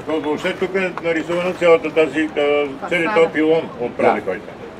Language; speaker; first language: Russian; non-native, learner; Bulgarian